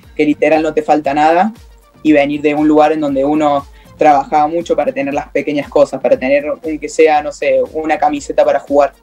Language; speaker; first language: Spanish; native; Spanish